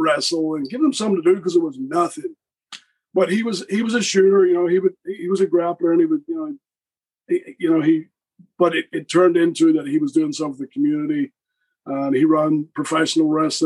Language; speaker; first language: English; native; English